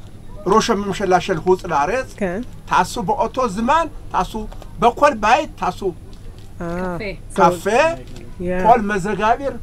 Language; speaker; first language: Hebrew; non-native, learner; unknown